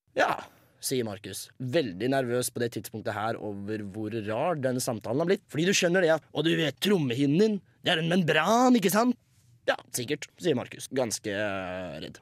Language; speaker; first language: Norwegian; native; Norwegian